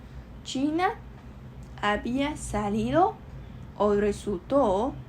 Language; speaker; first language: Spanish; non-native, learner; Chinese